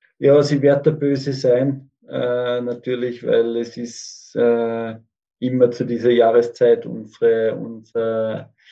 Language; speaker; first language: German; native; German